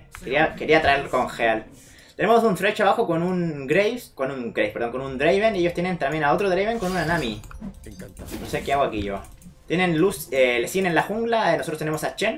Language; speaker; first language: Spanish; native; Spanish